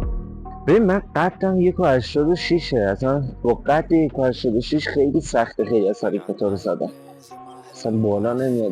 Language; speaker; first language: Persian; native; Persian